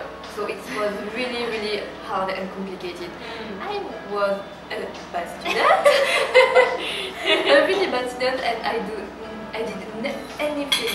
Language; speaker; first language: English; non-native, learner; French